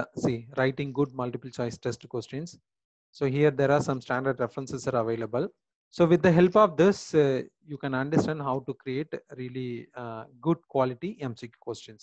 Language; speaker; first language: English; non-native, local second language; Tamil